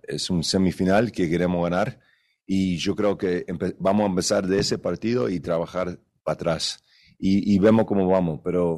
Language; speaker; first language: Spanish; early bilingual, other home language; English